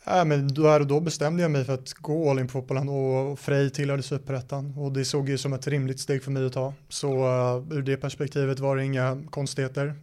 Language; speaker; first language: Swedish; native; Swedish